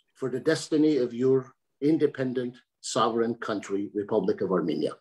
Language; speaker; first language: English; early bilingual, other home language; Armenian